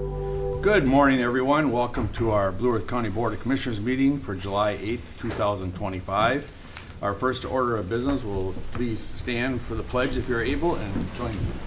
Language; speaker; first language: English; native; English